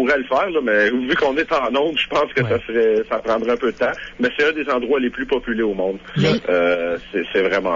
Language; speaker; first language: French; native; French